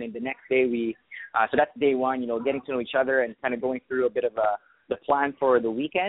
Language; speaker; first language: English; non-native, fluent; Arabic